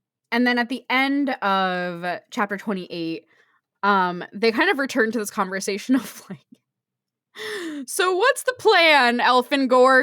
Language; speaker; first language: English; native; English